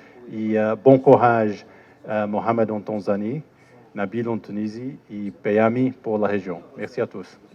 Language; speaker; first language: French; non-native, fluent; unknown